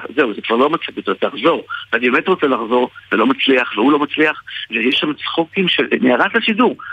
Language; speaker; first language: Hebrew; native; Hebrew